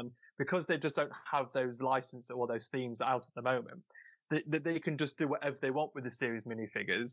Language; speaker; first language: English; native; English